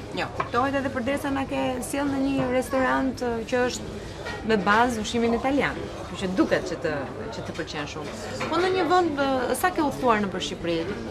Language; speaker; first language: Albanian; native; Albanian